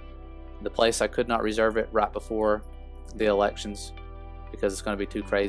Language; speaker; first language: English; native; English